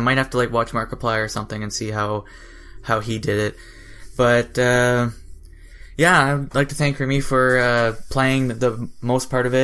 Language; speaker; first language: English; early bilingual, other home language; French